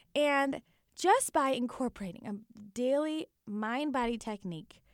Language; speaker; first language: English; native; English